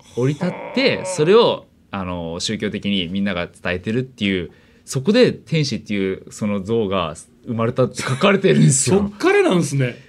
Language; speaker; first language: Japanese; early bilingual, heritage; English